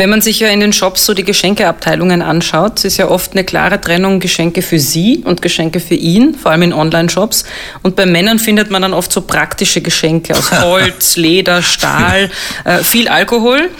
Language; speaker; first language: German; native; German